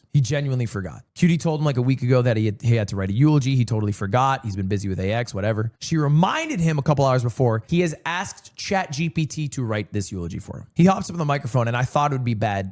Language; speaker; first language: English; native; English